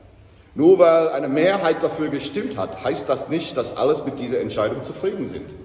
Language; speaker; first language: German; non-native, fluent; English